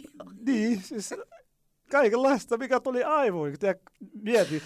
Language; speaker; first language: Finnish; non-native, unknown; Arabic